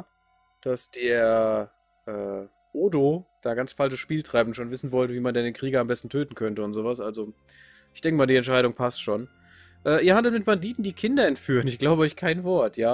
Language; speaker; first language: German; native; German